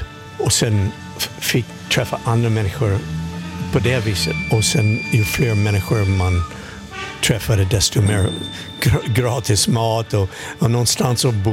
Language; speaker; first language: Swedish; non-native, fluent; English